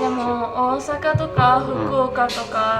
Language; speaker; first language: Japanese; native; Japanese